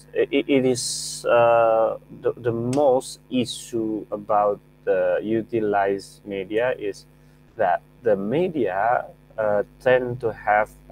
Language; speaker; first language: English; non-native, fluent; Indonesian